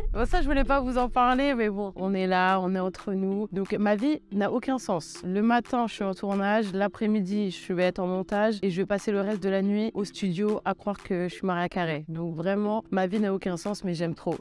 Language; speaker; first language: French; native; French